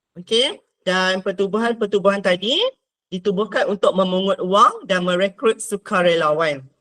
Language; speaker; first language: Malay; native; Malay